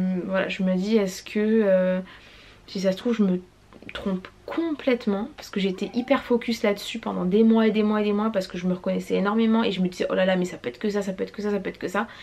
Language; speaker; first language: French; native; French